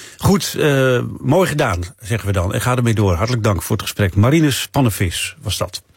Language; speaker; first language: Dutch; native; Dutch